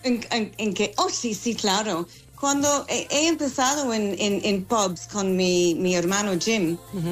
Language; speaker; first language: Spanish; non-native, fluent; English